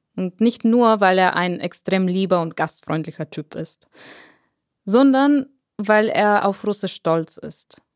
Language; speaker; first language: German; non-native, fluent; Bulgarian